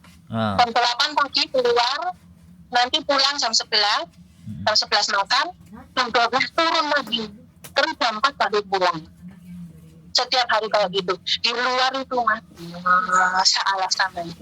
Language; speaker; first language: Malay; non-native, local second language; Javanese